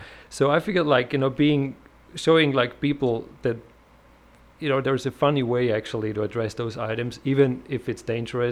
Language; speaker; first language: English; non-native, fluent; German